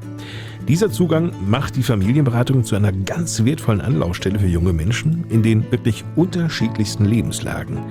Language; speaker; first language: German; native; German